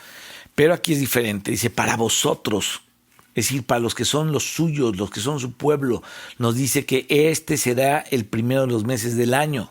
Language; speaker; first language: Spanish; native; Spanish